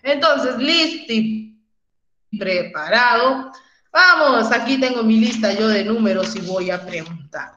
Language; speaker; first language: Spanish; native; Spanish